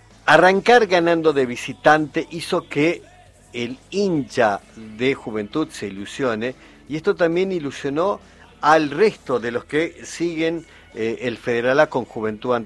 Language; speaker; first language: Spanish; native; Spanish